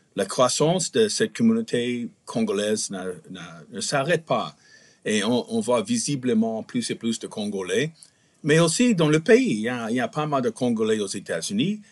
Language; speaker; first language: French; non-native, fluent; English